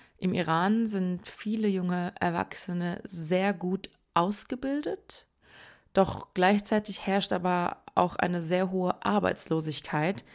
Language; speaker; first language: German; early bilingual, other home language; Persian